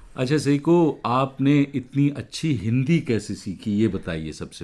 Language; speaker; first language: Hindi; native; Hindi